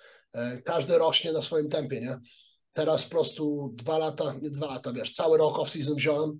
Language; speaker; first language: Polish; early bilingual, heritage; Polish